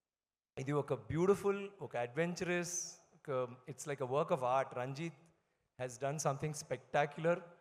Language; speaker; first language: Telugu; non-native, learner; Tamil